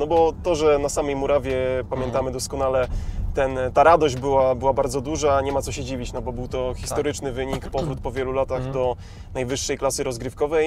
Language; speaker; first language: Polish; native; Polish